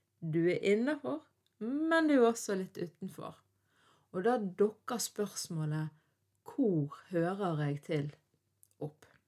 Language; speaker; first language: Norwegian; early bilingual, other home language; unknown